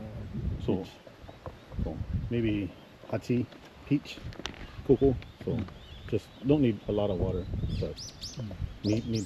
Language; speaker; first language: English; non-native, learner; Japanese